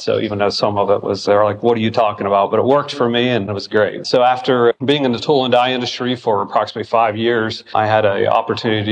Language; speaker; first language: English; native; English